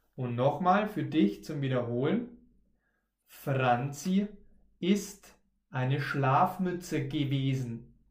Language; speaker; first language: German; native; German